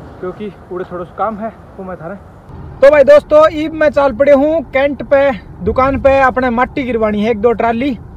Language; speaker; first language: Hindi; native; Hindi